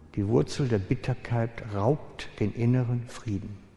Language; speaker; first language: German; native; German